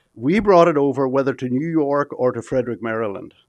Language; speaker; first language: English; native; English